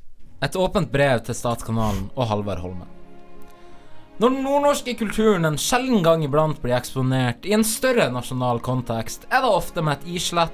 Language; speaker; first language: Norwegian; native; Norwegian